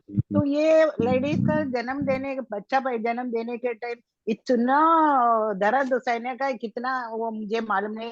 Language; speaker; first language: Hindi; non-native, local second language; Tamil